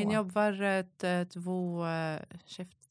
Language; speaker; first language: Swedish; non-native, learner; Arabic